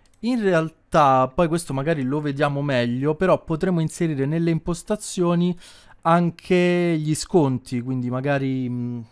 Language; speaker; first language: Italian; native; Italian